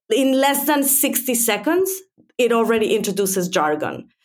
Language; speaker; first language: English; non-native, fluent; Spanish